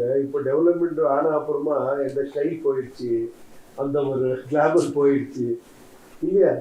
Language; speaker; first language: Tamil; non-native, learner; Kannada